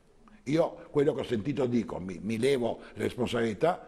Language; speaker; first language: Italian; native; Italian